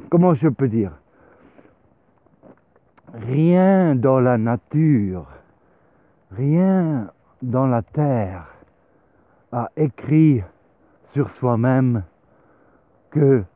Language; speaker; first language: French; non-native, learner; Swiss German